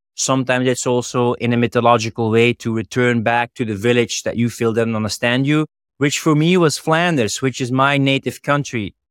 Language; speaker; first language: English; non-native, fluent; Dutch